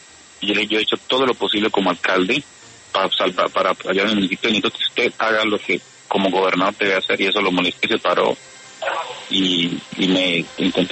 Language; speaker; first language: Spanish; native; Spanish